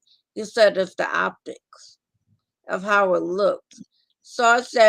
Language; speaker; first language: English; native; English